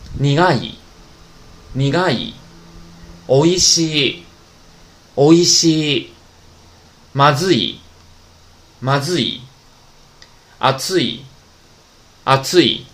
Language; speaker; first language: Japanese; non-native, fluent; Chinese